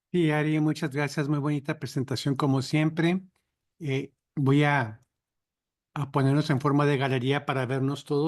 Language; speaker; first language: Spanish; native; Spanish